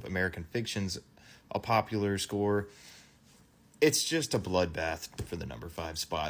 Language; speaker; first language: English; native; English